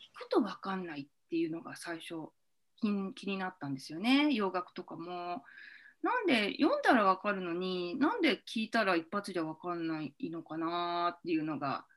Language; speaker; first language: Japanese; native; Japanese